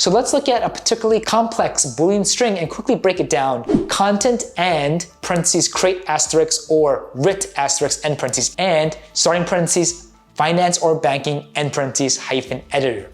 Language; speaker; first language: English; native; English